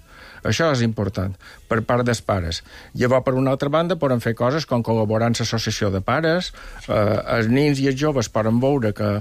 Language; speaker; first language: Catalan; native; Catalan